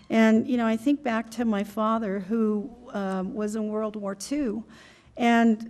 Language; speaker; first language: English; native; English